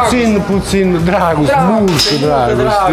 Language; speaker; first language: Romanian; non-native, learner; Italian